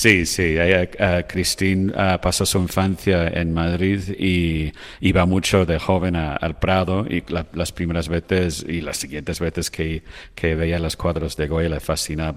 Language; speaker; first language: Spanish; non-native, fluent; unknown